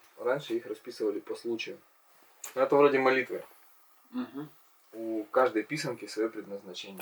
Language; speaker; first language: Russian; native; Russian